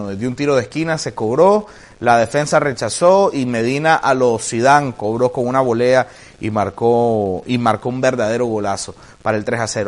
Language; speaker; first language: Spanish; native; Spanish